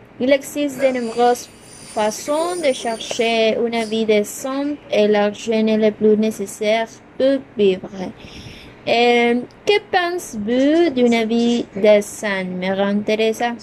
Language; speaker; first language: French; non-native, learner; Spanish